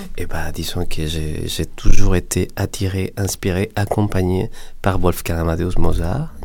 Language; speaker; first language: French; non-native, fluent; Spanish